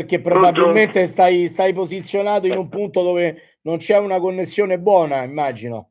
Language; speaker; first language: Italian; native; Italian